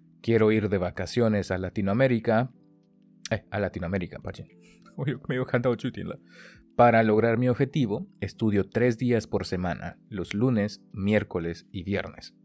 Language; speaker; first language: Spanish; non-native, fluent; Chinese